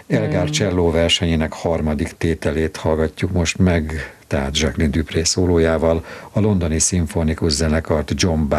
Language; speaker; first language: Hungarian; native; Hungarian